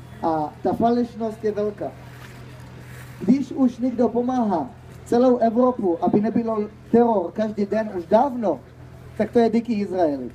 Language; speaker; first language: Czech; early bilingual, heritage; Czech